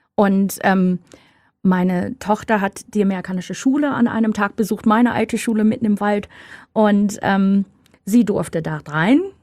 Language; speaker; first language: German; non-native, fluent; English